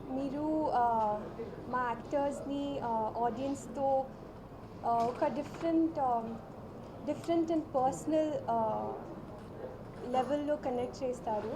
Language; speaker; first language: Telugu; non-native, learner; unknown